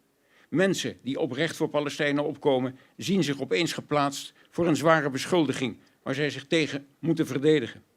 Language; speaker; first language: Dutch; native; Dutch